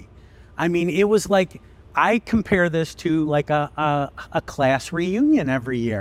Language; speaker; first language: English; native; English